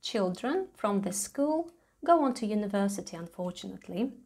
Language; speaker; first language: English; non-native, fluent; Latvian